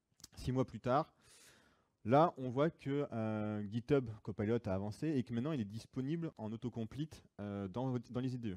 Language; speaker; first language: French; native; French